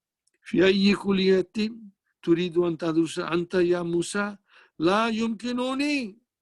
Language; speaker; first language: Arabic; non-native, fluent; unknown